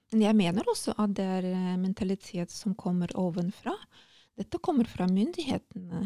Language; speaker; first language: Norwegian; non-native, fluent; Russian